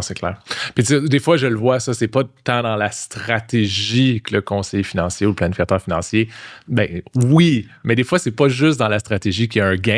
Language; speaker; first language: French; native; French